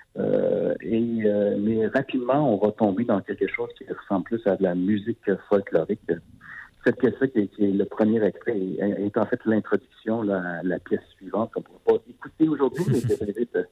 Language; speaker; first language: French; native; French